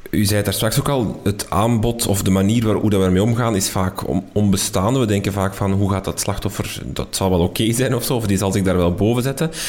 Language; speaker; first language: Dutch; native; Dutch